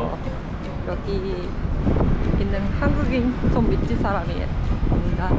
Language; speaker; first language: Korean; non-native, learner; Japanese